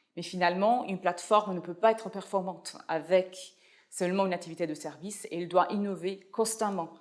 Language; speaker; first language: French; non-native, fluent; Italian